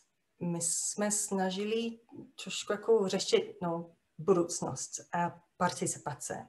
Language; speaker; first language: Czech; non-native, fluent; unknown